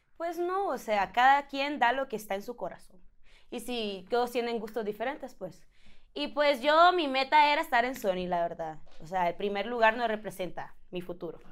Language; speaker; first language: Spanish; native; Spanish